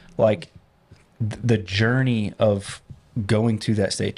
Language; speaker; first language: English; native; English